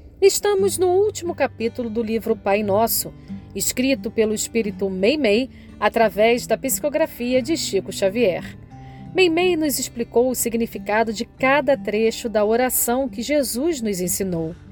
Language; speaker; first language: Portuguese; native; Portuguese